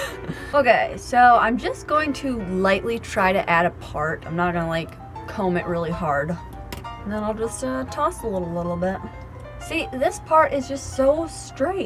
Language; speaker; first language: English; native; English